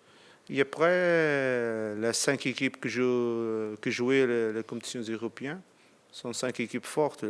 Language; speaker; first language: French; non-native, learner; Portuguese